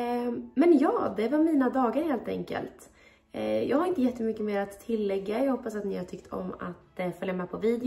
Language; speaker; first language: Swedish; native; Swedish